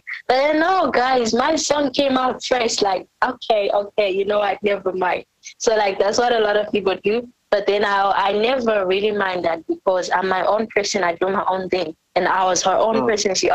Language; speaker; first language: English; non-native, local second language; North Ndebele